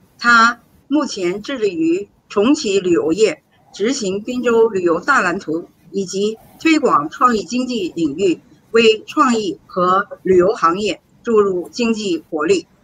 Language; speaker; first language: Chinese; native; Chinese